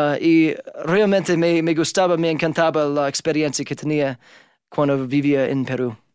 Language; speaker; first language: Spanish; non-native, fluent; English